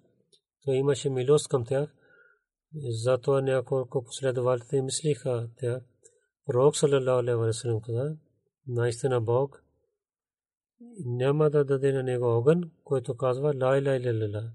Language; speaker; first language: Bulgarian; non-native, learner; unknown